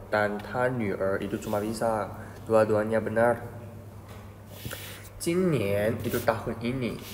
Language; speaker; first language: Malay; non-native, fluent; Chinese